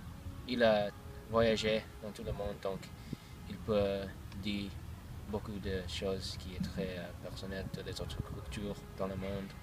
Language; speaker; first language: French; non-native, learner; English